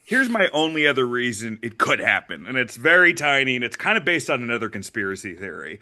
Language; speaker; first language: English; native; English